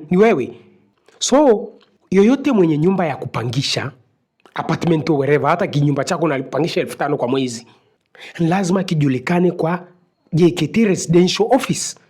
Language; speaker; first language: Swahili; native; Swahili